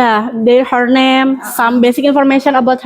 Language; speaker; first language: English; non-native, learner; Indonesian